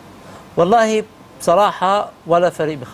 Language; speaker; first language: Arabic; native; Arabic